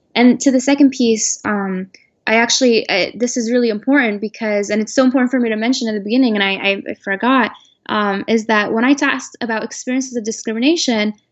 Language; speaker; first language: English; native; English